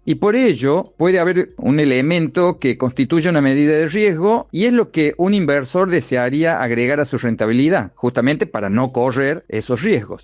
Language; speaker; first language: Spanish; native; Spanish